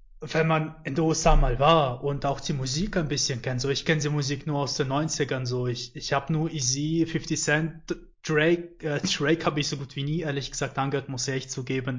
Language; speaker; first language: German; native; German